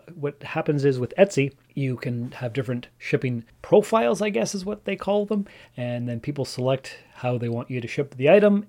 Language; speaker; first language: English; early bilingual, other home language; Dutch